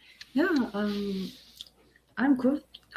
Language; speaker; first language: English; non-native, learner; Korean